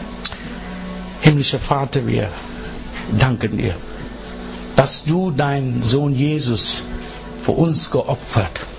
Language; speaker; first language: German; non-native, fluent; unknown